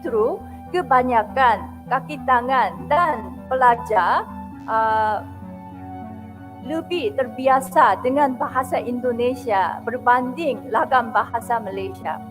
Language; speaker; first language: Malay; non-native, fluent; Korean